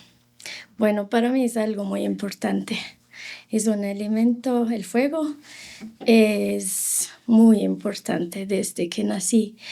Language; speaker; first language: Spanish; non-native, fluent; Arabic